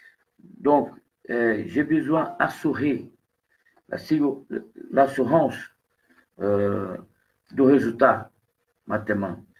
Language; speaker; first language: French; non-native, fluent; Portuguese